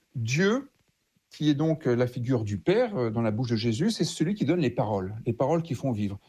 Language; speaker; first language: French; native; French